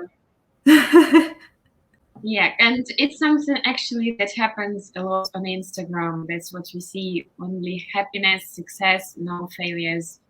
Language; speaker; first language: English; non-native, fluent; Russian